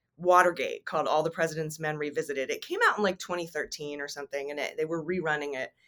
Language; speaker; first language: English; native; English